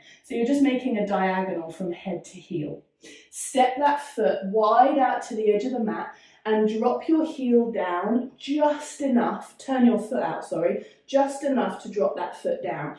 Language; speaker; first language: English; native; English